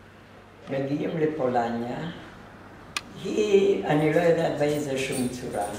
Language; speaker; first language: Hebrew; non-native, fluent; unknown